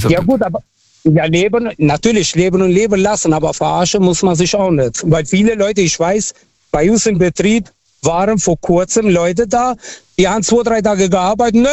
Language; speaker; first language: German; non-native, fluent; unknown